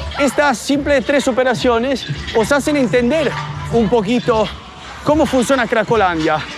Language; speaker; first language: Spanish; non-native, fluent; Italian